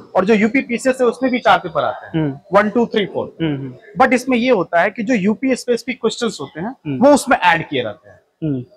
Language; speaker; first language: Hindi; native; Hindi